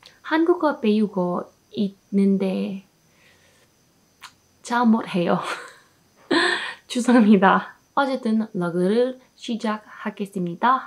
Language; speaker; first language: Korean; non-native, learner; English